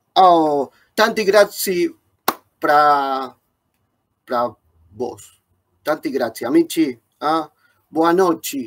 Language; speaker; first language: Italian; non-native, learner; Spanish